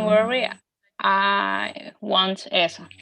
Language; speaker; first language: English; non-native, learner; Spanish